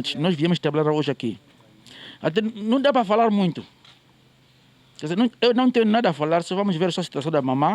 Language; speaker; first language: Portuguese; native; Portuguese